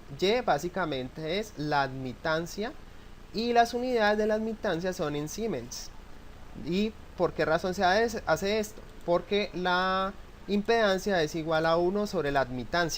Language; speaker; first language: Spanish; native; Spanish